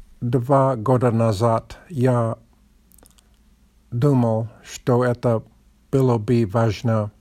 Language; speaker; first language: Russian; non-native, learner; English